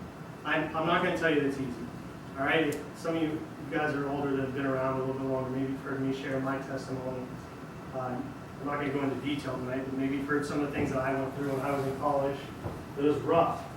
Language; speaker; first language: English; native; English